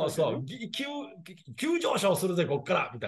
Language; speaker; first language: Japanese; native; Japanese